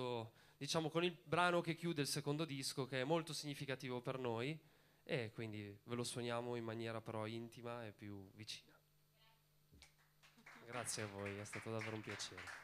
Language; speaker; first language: Italian; native; Italian